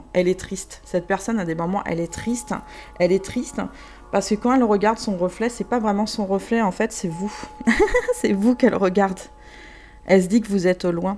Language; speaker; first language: French; native; French